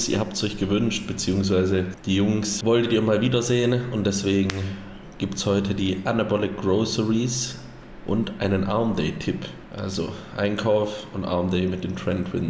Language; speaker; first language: German; native; German